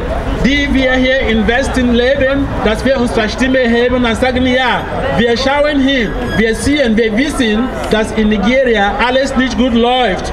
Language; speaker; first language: German; non-native, fluent; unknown